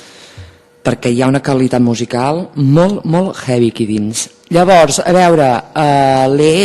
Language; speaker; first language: Catalan; native; Catalan